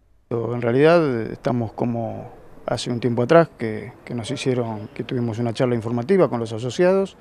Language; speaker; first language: Spanish; native; Spanish